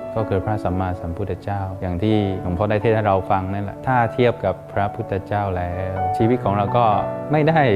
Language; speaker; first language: Thai; non-native, fluent; Malay